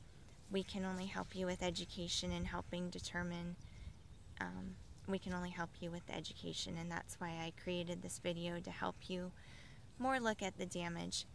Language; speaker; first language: English; native; English